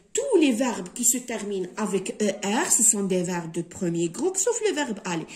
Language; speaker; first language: French; non-native, local second language; Arabic